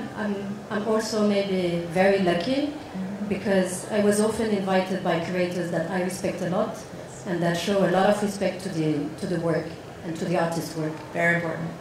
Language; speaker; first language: English; non-native, fluent; Arabic